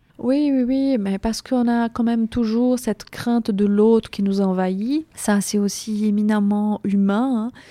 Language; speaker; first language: French; non-native, fluent; Portuguese